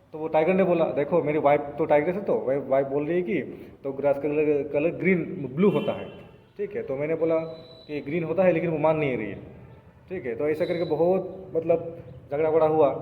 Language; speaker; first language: Hindi; non-native, local second language; Bangla